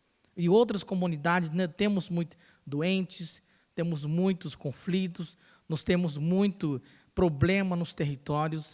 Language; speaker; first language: Portuguese; non-native, local second language; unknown